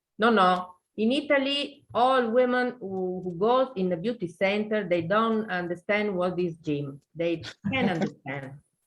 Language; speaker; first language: English; non-native, learner; Italian